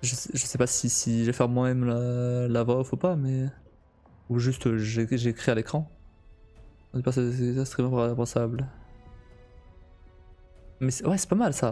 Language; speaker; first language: French; native; French